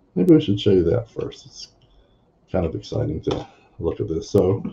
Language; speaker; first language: English; native; English